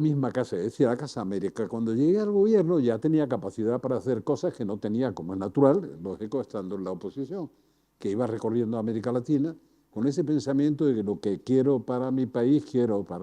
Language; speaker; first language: Spanish; native; Spanish